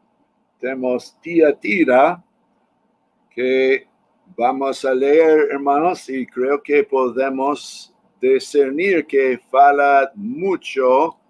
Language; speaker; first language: Spanish; non-native, fluent; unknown